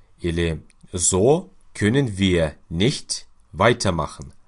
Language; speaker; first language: German; non-native, fluent; Russian